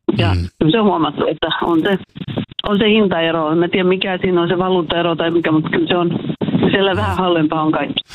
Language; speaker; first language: Finnish; early bilingual, heritage; Finnish